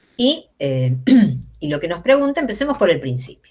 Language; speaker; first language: Spanish; native; Spanish